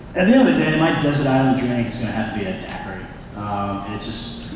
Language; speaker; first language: English; native; English